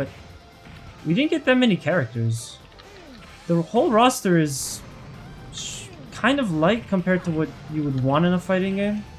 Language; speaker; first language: English; native; English